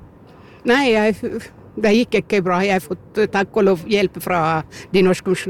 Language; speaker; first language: Norwegian; non-native, learner; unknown